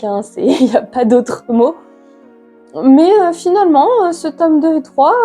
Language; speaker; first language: French; native; French